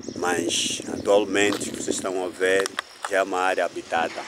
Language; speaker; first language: Portuguese; native; Portuguese